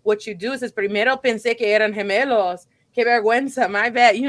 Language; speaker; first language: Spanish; non-native, fluent; English